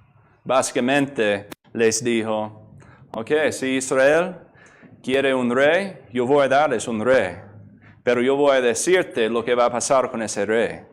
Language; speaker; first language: Spanish; non-native, fluent; English